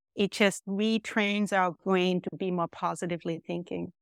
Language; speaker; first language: English; non-native, fluent; German